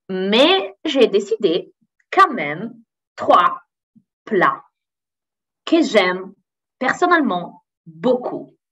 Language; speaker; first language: French; non-native, fluent; Italian